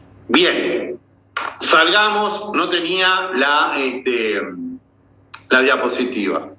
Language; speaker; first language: Spanish; native; Spanish